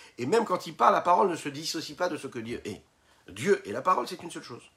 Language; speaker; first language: French; native; French